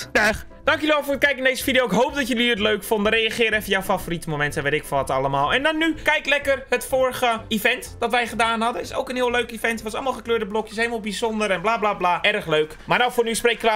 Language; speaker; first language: Dutch; native; Dutch